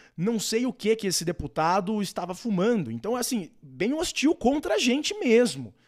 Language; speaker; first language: Portuguese; native; Portuguese